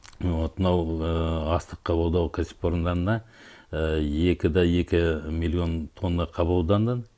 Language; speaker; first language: Kazakh; native; Kazakh